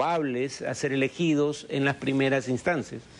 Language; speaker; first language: Spanish; native; Spanish